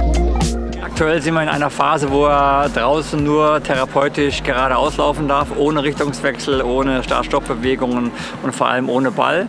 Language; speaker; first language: German; native; German